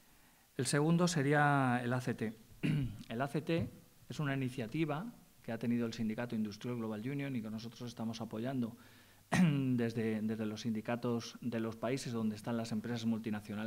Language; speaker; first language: Spanish; native; Spanish